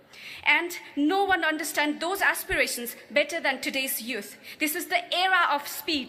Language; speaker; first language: English; non-native, local second language; Nepali